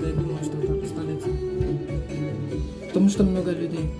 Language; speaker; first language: Russian; non-native, learner; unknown